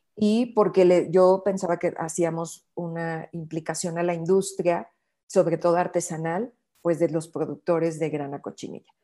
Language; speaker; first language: Spanish; native; Spanish